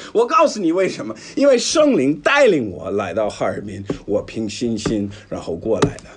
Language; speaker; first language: Chinese; non-native, fluent; English